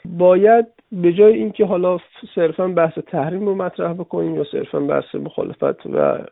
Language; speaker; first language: Persian; native; Persian